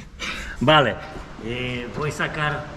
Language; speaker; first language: Spanish; non-native, fluent; Polish